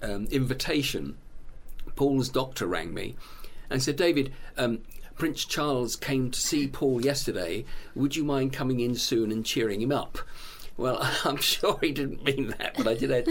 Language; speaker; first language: English; native; English